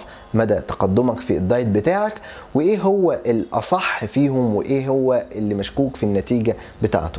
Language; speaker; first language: Arabic; native; Arabic